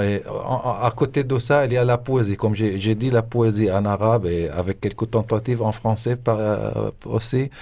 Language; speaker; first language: French; non-native, fluent; Arabic